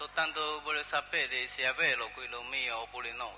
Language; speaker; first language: Italian; non-native, learner; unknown